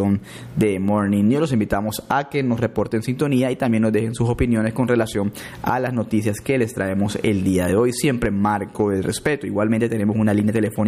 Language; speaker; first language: Spanish; non-native, local second language; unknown